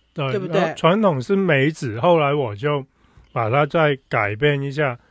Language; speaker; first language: Chinese; non-native, local second language; Cantonese